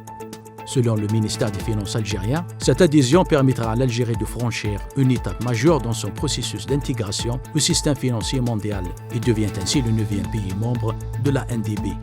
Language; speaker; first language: French; non-native, local second language; Arabic